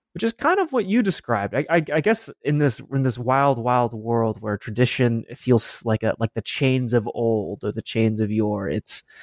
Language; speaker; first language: English; native; English